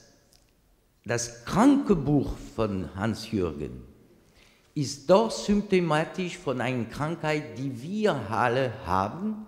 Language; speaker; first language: German; non-native, fluent; French